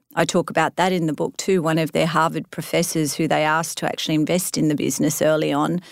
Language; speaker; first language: English; native; English